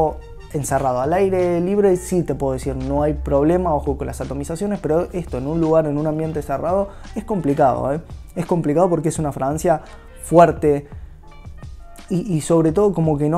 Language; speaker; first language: Spanish; native; Spanish